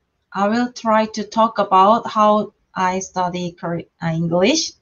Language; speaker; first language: English; non-native, learner; Korean